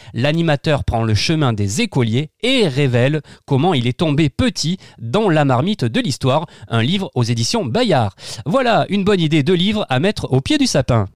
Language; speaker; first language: French; native; French